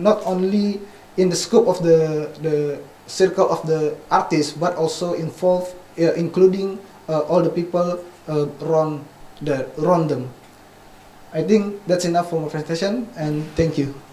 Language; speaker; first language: English; non-native, fluent; Indonesian